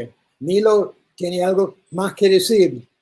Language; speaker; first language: Spanish; non-native, learner; English